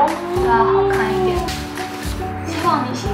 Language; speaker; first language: Chinese; native; Chinese